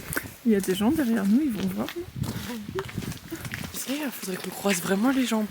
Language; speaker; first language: French; native; French